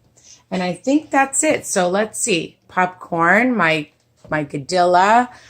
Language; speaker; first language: English; native; English